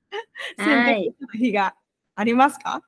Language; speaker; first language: Japanese; non-native, fluent; Vietnamese